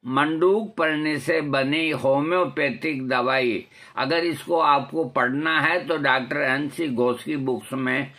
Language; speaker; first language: Hindi; non-native, local second language; Marwari